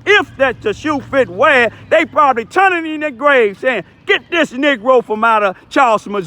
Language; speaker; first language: English; native; English